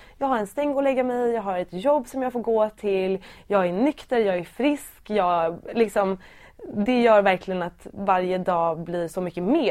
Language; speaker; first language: Swedish; native; Swedish